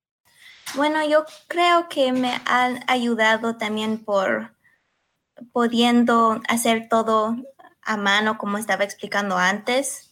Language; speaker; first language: Spanish; early bilingual, heritage; Spanish